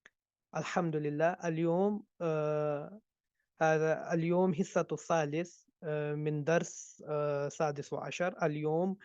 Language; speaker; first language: Arabic; non-native, fluent; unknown